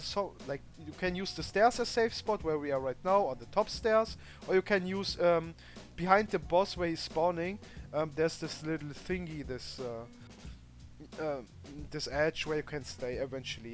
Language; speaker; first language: English; non-native, fluent; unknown